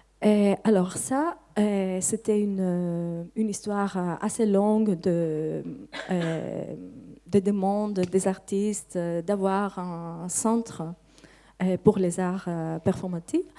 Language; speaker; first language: French; non-native, fluent; Greek